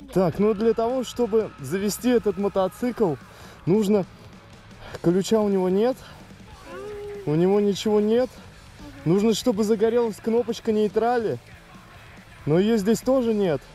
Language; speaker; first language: Russian; native; Russian